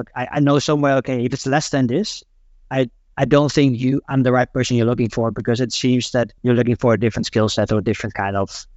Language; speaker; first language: English; non-native, fluent; Dutch